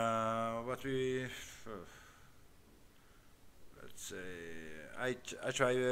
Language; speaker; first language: English; non-native, learner; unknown